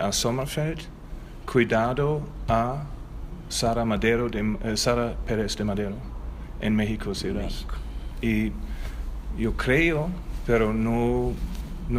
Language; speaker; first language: Spanish; non-native, learner; German